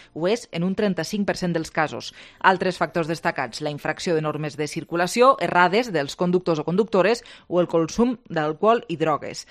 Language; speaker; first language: Catalan; native; Catalan